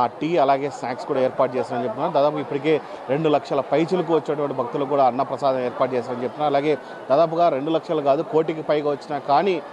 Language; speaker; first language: Telugu; native; Telugu